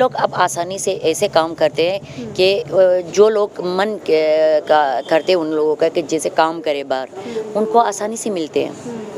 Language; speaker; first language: Hindi; non-native, fluent; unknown